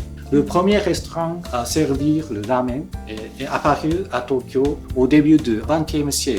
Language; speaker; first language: French; non-native, fluent; Japanese